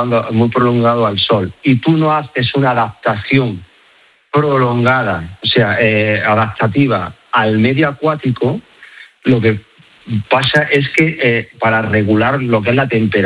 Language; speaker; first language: Spanish; native; Spanish